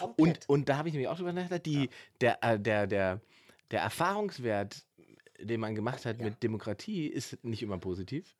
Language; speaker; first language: German; native; German